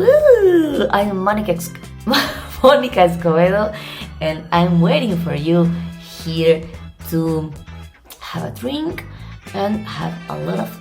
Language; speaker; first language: English; non-native, learner; Spanish